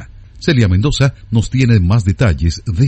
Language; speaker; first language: Spanish; native; Spanish